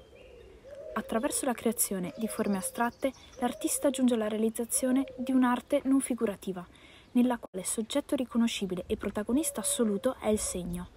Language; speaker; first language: Italian; native; Italian